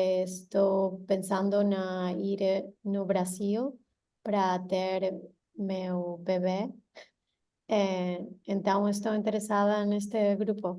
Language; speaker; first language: Portuguese; non-native, learner; Spanish